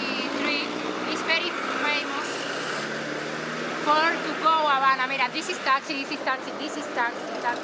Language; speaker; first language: English; non-native, learner; Spanish